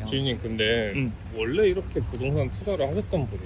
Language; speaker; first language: Korean; native; Korean